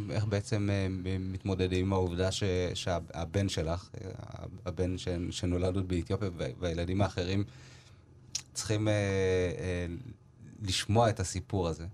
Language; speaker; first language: Hebrew; early bilingual, other home language; Amharic